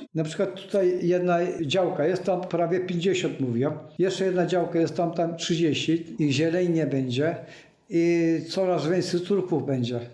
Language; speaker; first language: Polish; early bilingual, heritage; Polish